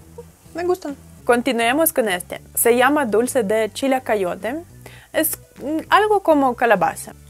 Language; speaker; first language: Spanish; non-native, fluent; Russian